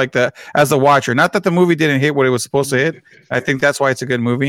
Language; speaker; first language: English; early bilingual, other home language; Spanish